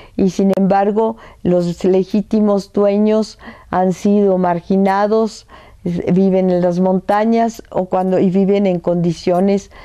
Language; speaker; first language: Spanish; early bilingual, other home language; French